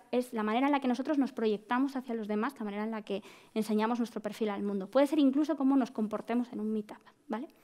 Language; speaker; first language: Spanish; native; Spanish